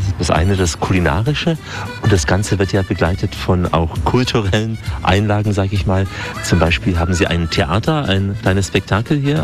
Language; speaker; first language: German; native; German